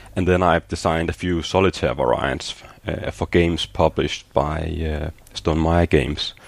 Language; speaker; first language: English; non-native, fluent; Danish